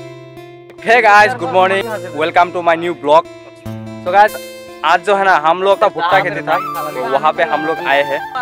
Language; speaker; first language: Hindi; non-native, local second language; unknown